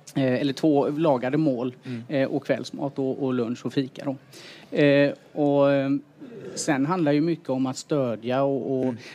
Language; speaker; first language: Swedish; native; Swedish